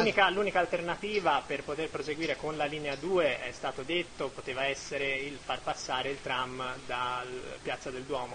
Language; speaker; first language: Italian; native; Italian